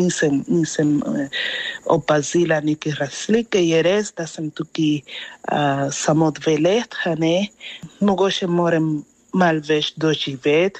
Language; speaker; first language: Slovenian; non-native, fluent; Spanish